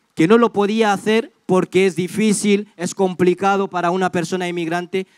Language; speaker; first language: Spanish; non-native, fluent; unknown